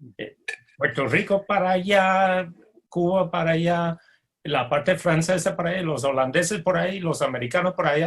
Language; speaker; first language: Spanish; non-native, fluent; English